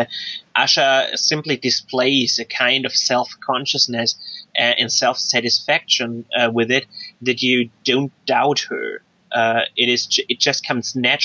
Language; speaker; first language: English; non-native, fluent; German